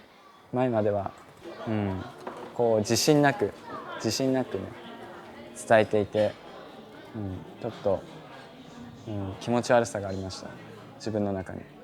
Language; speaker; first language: Japanese; native; Japanese